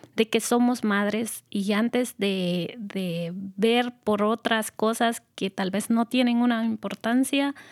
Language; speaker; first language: Spanish; native; Spanish